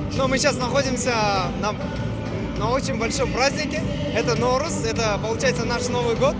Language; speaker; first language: Russian; non-native, local second language; Kyrgyz